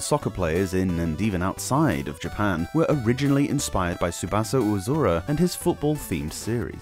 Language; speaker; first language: English; native; English